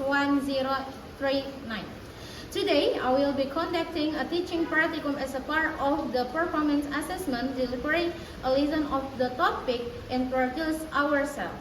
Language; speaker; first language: English; non-native, learner; Indonesian